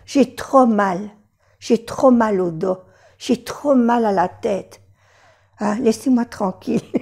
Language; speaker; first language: French; non-native, fluent; Spanish